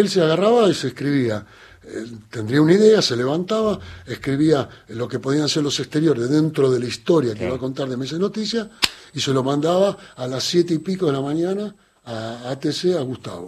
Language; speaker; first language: Spanish; native; Spanish